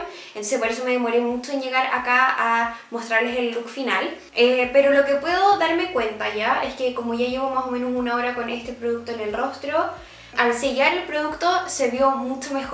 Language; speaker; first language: Spanish; native; Spanish